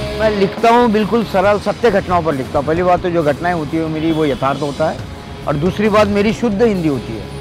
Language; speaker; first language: Hindi; non-native, local second language; Marathi